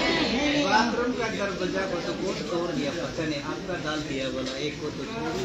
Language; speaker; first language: Hindi; non-native, local second language; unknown